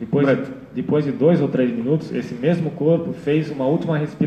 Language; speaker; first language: Portuguese; native; Portuguese